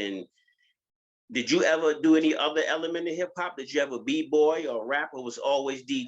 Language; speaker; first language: English; native; English